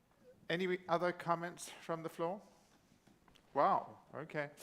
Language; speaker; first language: English; non-native, fluent; Icelandic